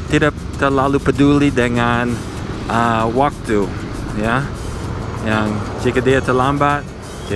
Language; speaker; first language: Indonesian; non-native, fluent; English